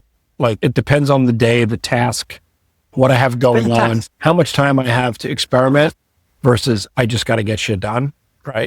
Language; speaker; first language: English; native; English